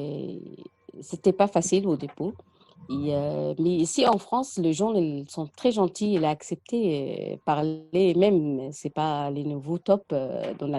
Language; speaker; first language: French; non-native, learner; Arabic